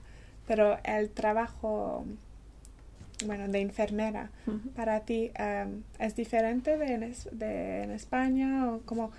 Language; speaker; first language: Spanish; non-native, learner; English